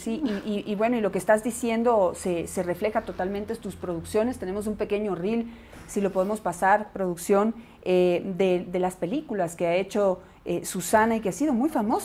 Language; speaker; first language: Spanish; native; Spanish